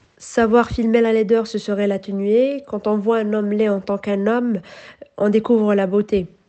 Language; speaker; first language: French; non-native, local second language; Arabic